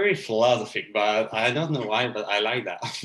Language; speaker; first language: English; non-native, learner; French